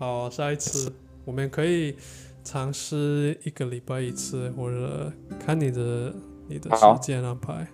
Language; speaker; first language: Chinese; non-native, learner; English